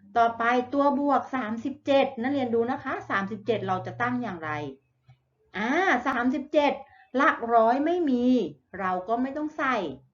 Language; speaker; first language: Thai; native; Thai